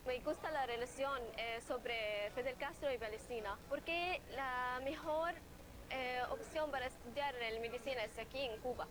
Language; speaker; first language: Spanish; non-native, learner; Arabic